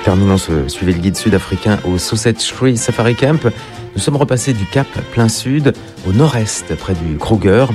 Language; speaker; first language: French; native; French